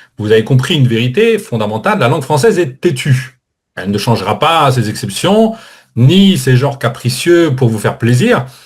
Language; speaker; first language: French; native; French